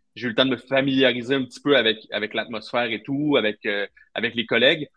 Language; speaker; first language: French; native; French